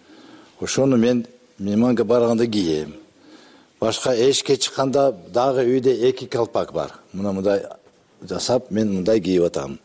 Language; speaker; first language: Kyrgyz; non-native, local second language; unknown